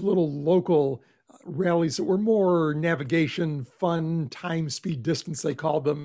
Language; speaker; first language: English; native; English